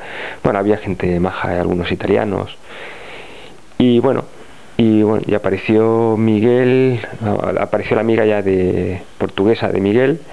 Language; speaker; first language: Spanish; native; Spanish